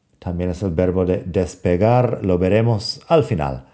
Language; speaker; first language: Spanish; non-native, fluent; English